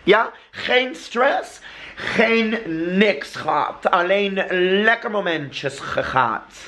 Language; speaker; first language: Dutch; non-native, learner; English